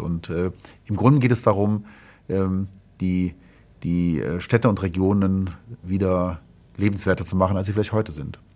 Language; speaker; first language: German; native; German